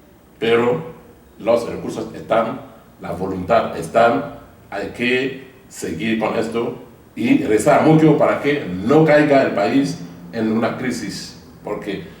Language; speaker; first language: Spanish; non-native, fluent; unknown